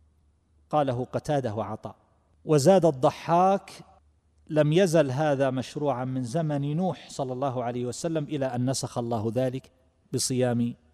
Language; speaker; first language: Arabic; native; Arabic